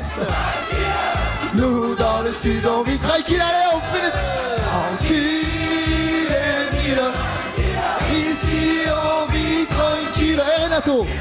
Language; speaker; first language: French; native; French